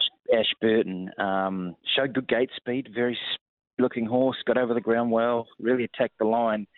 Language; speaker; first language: English; native; English